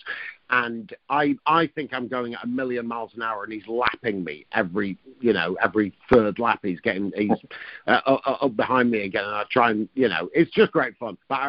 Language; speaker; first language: English; native; English